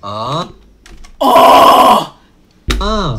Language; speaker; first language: Korean; native; Korean